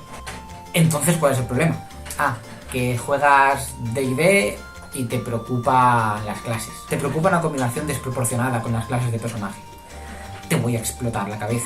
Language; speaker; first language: Spanish; native; Spanish